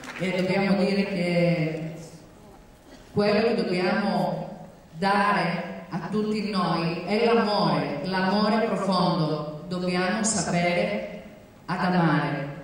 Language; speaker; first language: Italian; non-native, fluent; Greek